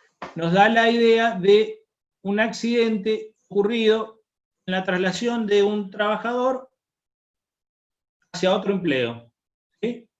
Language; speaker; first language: Spanish; native; Spanish